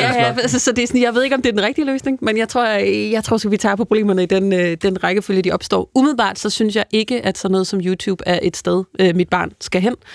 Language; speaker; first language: Danish; native; Danish